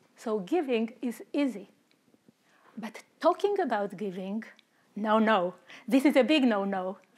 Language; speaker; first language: English; non-native, fluent; Romanian